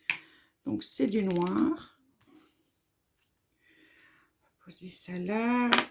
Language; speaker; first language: French; native; French